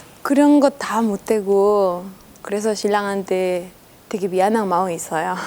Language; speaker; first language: Korean; non-native, learner; Spanish